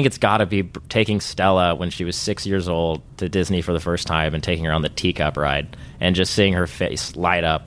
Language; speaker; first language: English; native; English